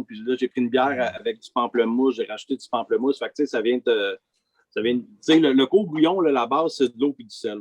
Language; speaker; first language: French; native; French